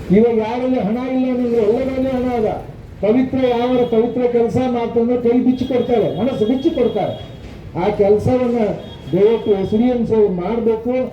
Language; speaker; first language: Kannada; native; Kannada